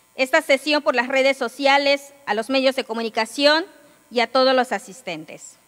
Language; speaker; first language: Spanish; non-native, local second language; Yucateco